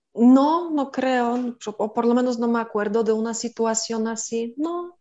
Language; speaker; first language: Spanish; non-native, fluent; Polish